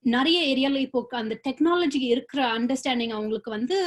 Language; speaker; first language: Tamil; early bilingual, other home language; English